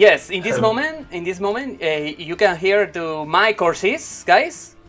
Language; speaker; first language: English; non-native, learner; Spanish